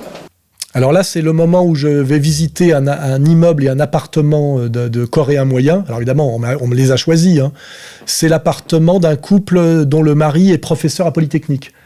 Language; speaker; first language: French; native; French